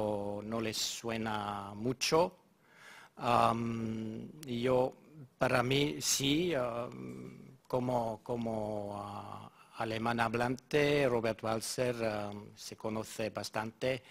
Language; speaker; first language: Spanish; non-native, fluent; German